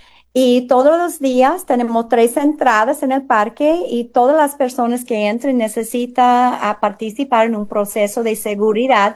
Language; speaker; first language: Spanish; non-native, fluent; English